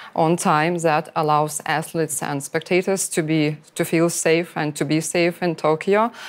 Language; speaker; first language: English; non-native, fluent; Lithuanian